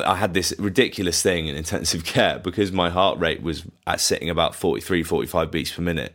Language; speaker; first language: English; native; English